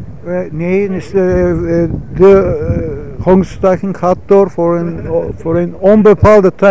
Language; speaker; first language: Dutch; non-native, fluent; Turkish